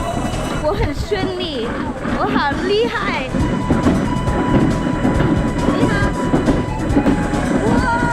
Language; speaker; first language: Chinese; early bilingual, heritage; English